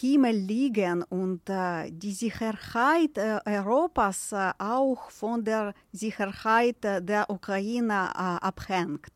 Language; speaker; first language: German; non-native, fluent; Ukrainian